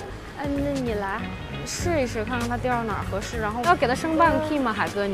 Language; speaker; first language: Chinese; native; Chinese